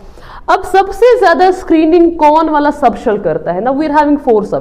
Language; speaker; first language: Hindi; non-native, local second language; Kashmiri